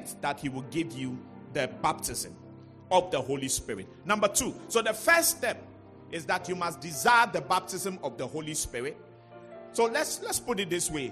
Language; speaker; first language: English; non-native, local second language; Ga